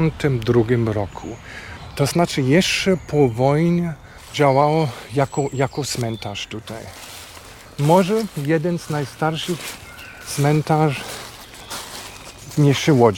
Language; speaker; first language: Polish; non-native, fluent; German